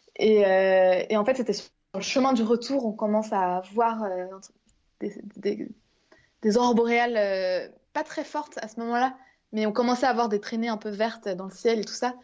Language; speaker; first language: French; native; French